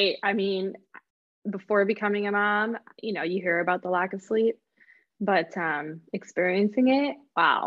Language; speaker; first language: English; native; English